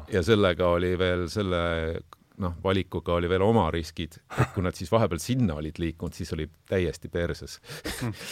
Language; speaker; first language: Estonian; native; Estonian